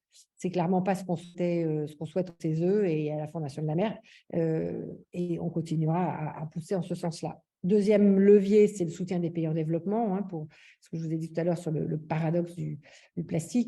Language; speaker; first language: French; native; French